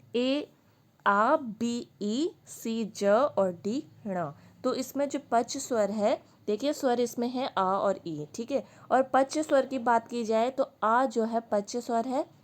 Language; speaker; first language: Hindi; native; Hindi